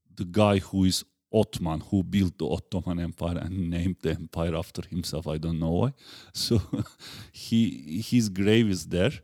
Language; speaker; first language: English; non-native, fluent; Turkish